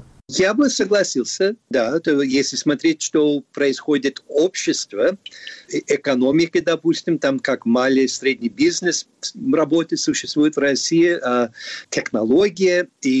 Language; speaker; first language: Russian; non-native, fluent; English